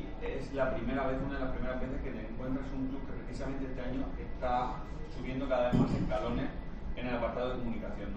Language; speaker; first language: Spanish; native; Spanish